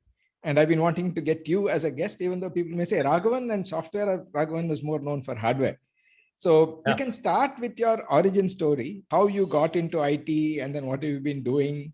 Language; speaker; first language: English; non-native, local second language; Tamil